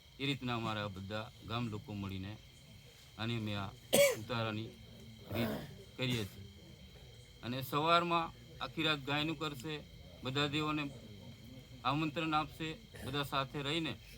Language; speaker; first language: Gujarati; non-native, local second language; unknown